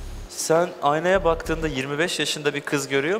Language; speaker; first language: Turkish; native; Turkish